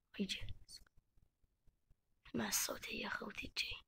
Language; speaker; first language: Arabic; native; Arabic